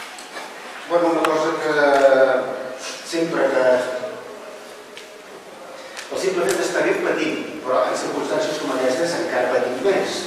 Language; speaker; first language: Catalan; native; Catalan